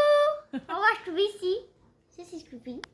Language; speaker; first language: French; native; French